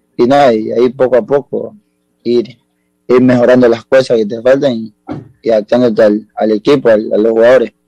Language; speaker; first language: Spanish; native; Spanish